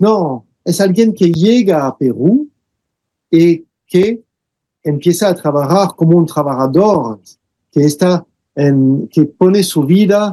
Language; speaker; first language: Spanish; non-native, fluent; French